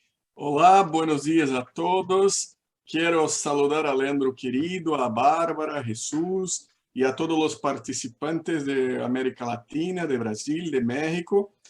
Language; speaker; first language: Spanish; non-native, fluent; Portuguese